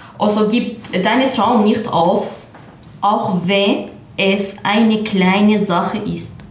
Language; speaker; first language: German; non-native, learner; Arabic